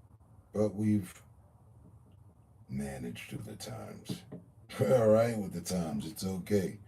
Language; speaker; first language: English; native; English